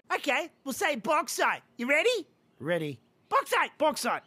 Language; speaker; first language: English; native; English